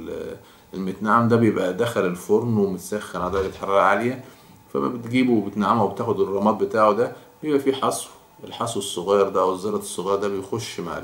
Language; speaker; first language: Arabic; native; Arabic